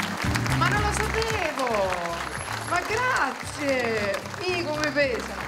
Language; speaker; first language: Italian; native; Italian